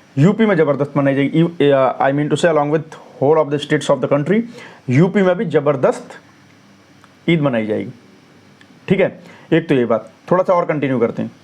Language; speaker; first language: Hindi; native; Hindi